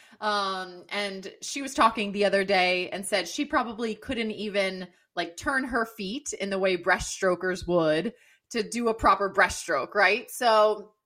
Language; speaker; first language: English; native; English